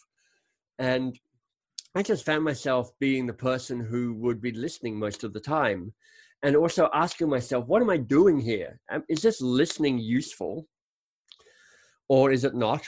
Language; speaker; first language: English; native; English